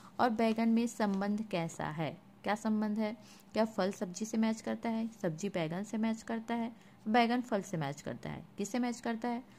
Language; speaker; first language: Hindi; native; Hindi